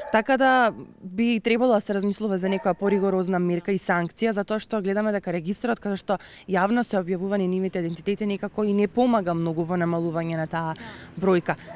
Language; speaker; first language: Macedonian; native; Macedonian